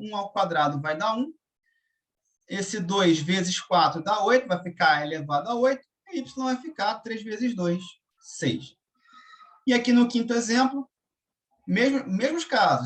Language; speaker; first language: Portuguese; native; Portuguese